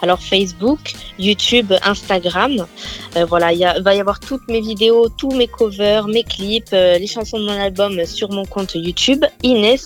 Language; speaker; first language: French; native; French